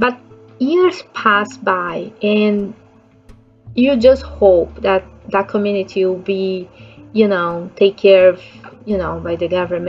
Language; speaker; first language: English; non-native, fluent; Portuguese